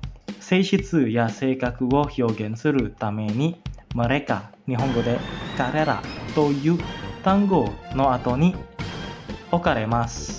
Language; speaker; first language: Japanese; non-native, fluent; Indonesian